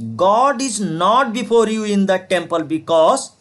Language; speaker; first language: English; non-native, local second language; Nepali